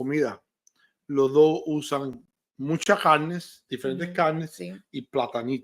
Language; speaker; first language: Spanish; early bilingual, heritage; Spanish